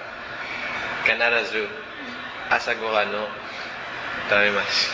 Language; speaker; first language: Japanese; non-native, learner; Cebuano